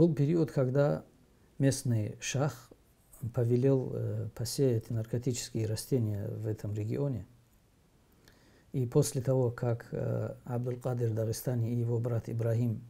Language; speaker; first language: Russian; native; Russian